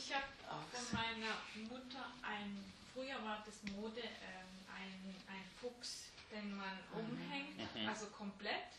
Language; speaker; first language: German; native; German